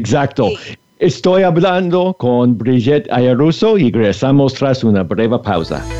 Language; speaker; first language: Spanish; non-native, fluent; English